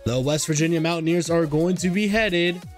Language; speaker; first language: English; native; English